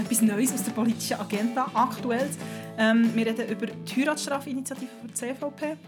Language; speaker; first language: German; native; German